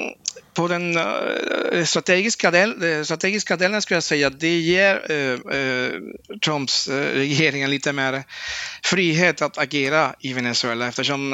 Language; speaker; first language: Swedish; non-native, fluent; Spanish